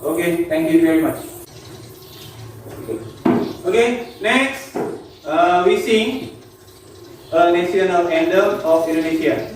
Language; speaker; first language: English; non-native, learner; Indonesian